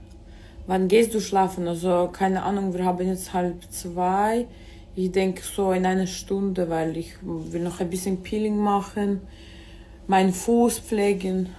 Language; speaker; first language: German; early bilingual, other home language; Russian